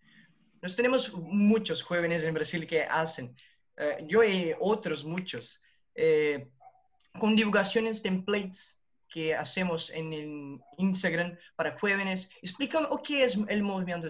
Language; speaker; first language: Spanish; non-native, learner; Portuguese